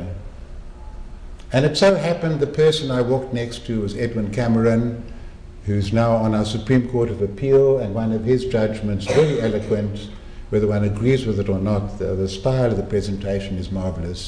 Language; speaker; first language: English; native; English